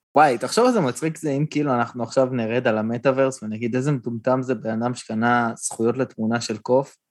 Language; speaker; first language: Hebrew; native; Hebrew